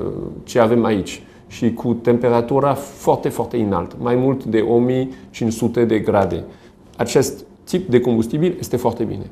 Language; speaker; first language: Romanian; non-native, learner; French